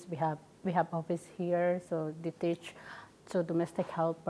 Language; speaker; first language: English; non-native, local second language; Waray